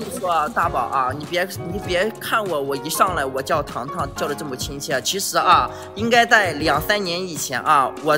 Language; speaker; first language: Chinese; native; Chinese